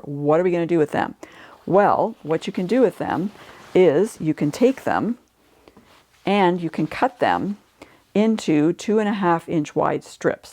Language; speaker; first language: English; native; English